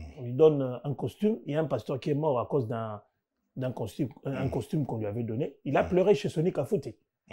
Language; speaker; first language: French; non-native, local second language; Lingala